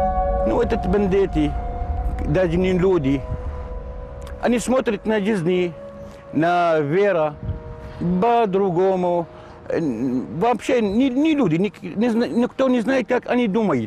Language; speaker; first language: Russian; non-native, learner; Arabic